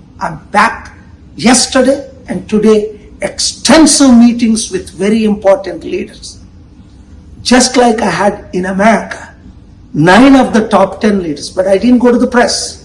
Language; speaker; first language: English; non-native, local second language; Telugu